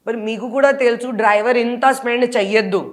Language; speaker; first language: Telugu; non-native, learner; Hindi